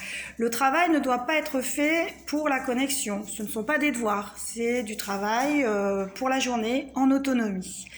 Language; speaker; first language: French; native; French